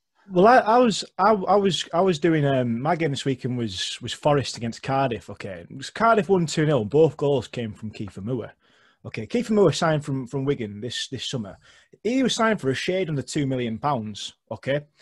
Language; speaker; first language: English; native; English